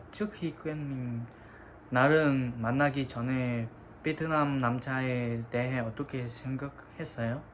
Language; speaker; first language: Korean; non-native, learner; Vietnamese